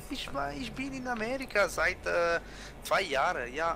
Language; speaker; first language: German; non-native, learner; Italian